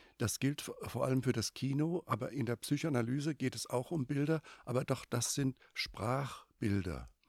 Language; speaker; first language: German; native; German